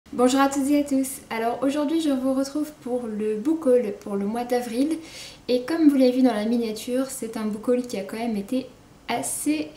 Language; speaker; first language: French; native; French